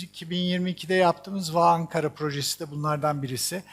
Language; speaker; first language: Turkish; native; Turkish